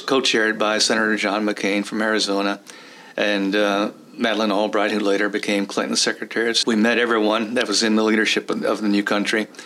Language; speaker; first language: English; early bilingual, other home language; Czech